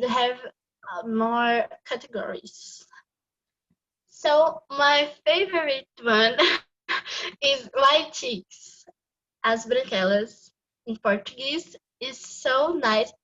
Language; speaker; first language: English; non-native, fluent; Portuguese